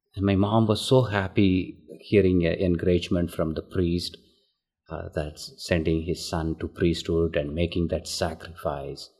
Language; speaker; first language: English; non-native, local second language; Tamil